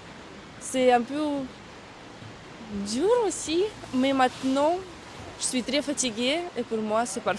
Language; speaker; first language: French; non-native, fluent; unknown